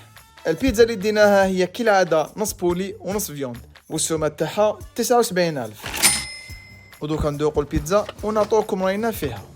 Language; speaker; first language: Arabic; native; Arabic